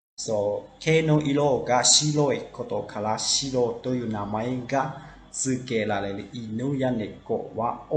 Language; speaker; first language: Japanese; non-native, fluent; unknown